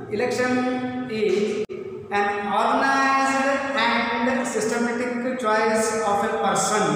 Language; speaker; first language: English; non-native, local second language; Kannada